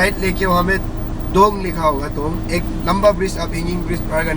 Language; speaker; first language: Hindi; non-native, local second language; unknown